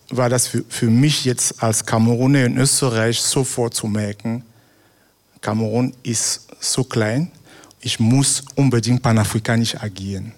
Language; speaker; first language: German; non-native, fluent; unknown